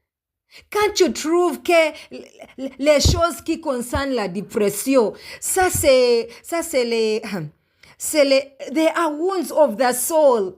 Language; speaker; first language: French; non-native, learner; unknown